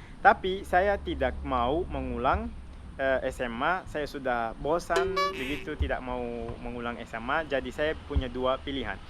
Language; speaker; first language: Indonesian; non-native, fluent; Arabic